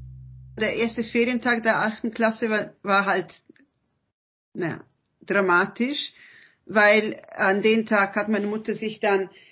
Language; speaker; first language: German; early bilingual, other home language; Italian